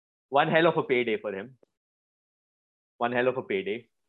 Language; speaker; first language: English; non-native, local second language; Hindi